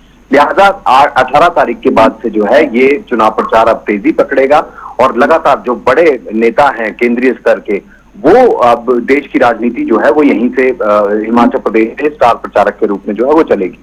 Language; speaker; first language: Hindi; native; Hindi